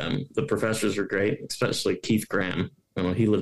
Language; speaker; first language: English; native; English